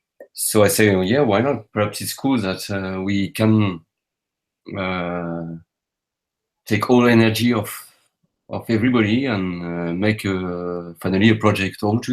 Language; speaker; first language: English; non-native, learner; French